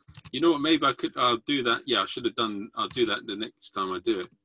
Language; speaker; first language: English; native; English